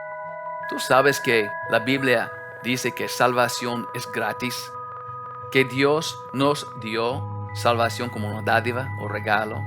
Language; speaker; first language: Spanish; non-native, fluent; English